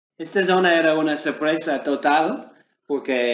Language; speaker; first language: Spanish; non-native, learner; English